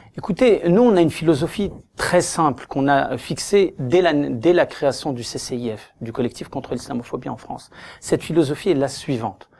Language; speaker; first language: French; native; French